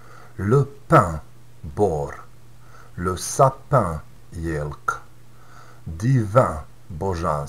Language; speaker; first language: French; non-native, fluent; Serbian